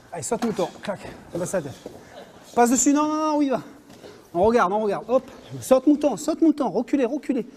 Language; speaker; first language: French; native; French